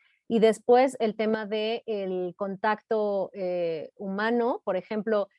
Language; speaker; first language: Spanish; native; Spanish